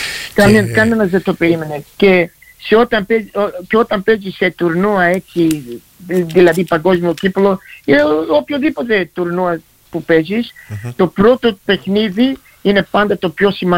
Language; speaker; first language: Greek; early bilingual, heritage; Greek